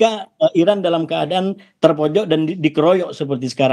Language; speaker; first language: Indonesian; native; Indonesian